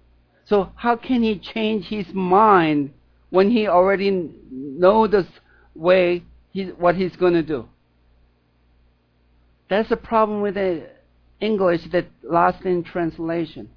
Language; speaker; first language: English; non-native, fluent; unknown